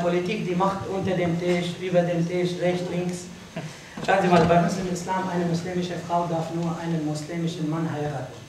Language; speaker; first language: German; non-native, fluent; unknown